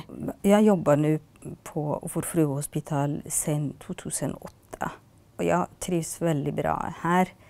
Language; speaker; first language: Norwegian; non-native, fluent; Tigrinya